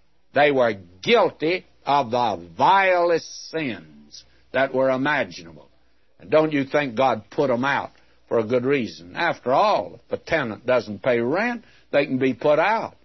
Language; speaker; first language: English; native; English